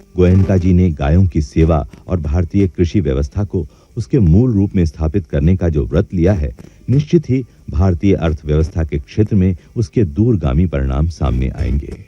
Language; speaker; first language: Hindi; native; Hindi